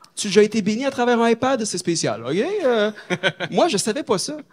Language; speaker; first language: French; native; French